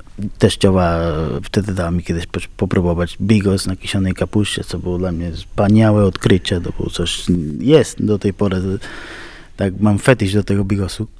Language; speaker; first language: Polish; non-native, fluent; Spanish